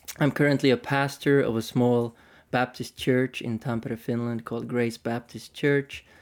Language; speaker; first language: English; non-native, fluent; Finnish